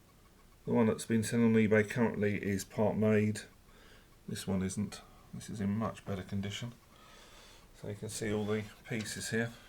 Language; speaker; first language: English; native; English